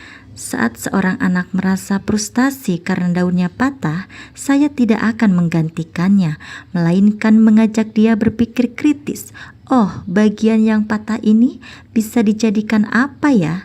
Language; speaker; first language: Indonesian; native; Indonesian